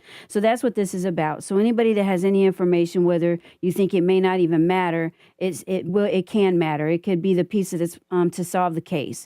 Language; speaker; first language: English; native; English